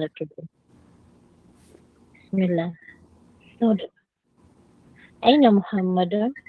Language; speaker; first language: Arabic; non-native, learner; Filipino